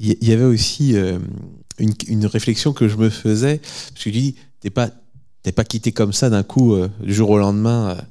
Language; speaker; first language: French; native; French